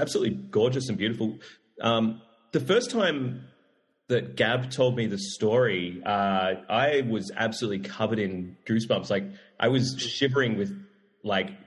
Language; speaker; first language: English; native; English